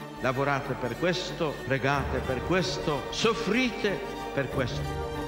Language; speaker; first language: Italian; native; Italian